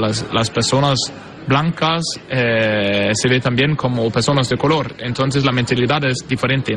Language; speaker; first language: Spanish; non-native, fluent; Portuguese